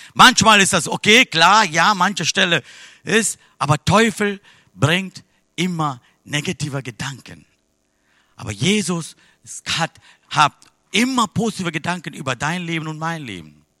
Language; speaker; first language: German; non-native, fluent; Tamil